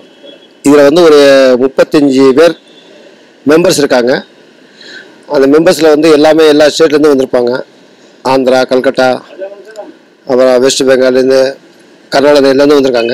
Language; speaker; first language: Tamil; non-native, fluent; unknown